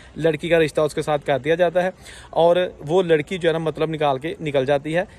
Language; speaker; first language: Hindi; non-native, local second language; Punjabi